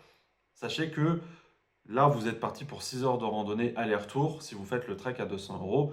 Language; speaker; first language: French; native; French